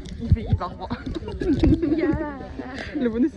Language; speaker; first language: French; native; French